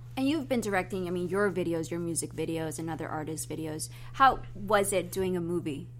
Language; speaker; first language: English; native; English